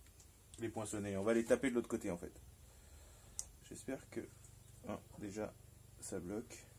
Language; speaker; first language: French; native; French